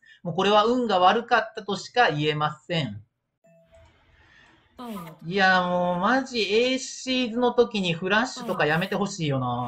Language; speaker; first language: Japanese; native; Japanese